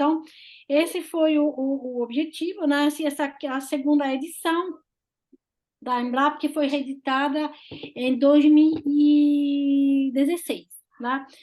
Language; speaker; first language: Portuguese; non-native, fluent; French